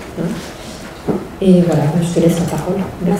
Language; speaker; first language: French; native; French